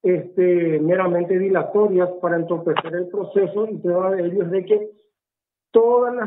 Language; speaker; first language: Spanish; native; Spanish